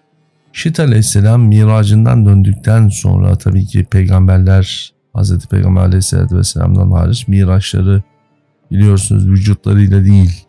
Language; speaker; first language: Turkish; native; Turkish